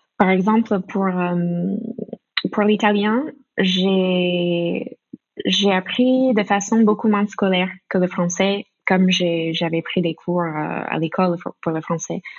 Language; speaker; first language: French; non-native, fluent; English